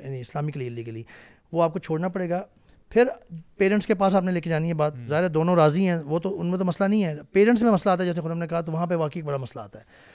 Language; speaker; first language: Urdu; native; Urdu